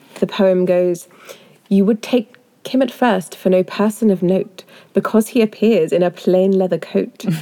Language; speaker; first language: English; native; English